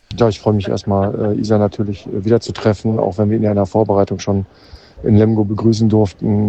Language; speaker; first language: German; native; German